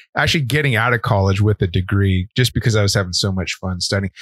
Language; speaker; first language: English; native; English